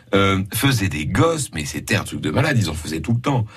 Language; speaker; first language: French; native; French